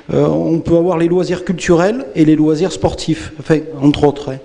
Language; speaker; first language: French; native; French